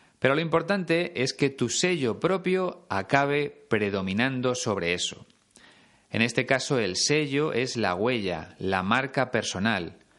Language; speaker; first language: Spanish; native; Spanish